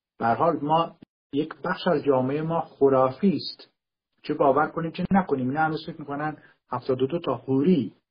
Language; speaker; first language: Persian; non-native, local second language; Kurdish